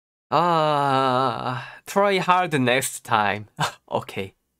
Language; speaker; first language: English; non-native, learner; Korean